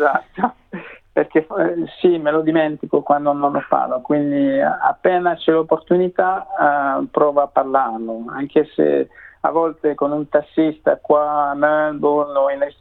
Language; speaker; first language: Italian; non-native, fluent; French